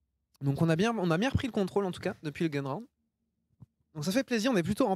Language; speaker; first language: French; native; French